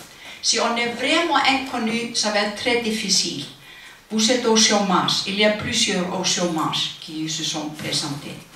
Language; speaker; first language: French; non-native, learner; Icelandic